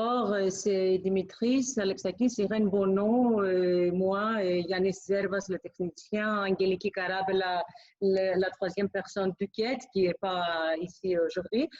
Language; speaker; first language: French; non-native, fluent; Greek